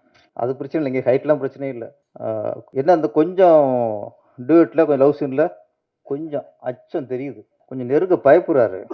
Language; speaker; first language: Tamil; native; Tamil